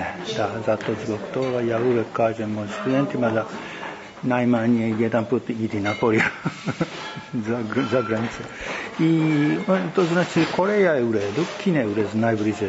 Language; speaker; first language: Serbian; non-native, learner; Japanese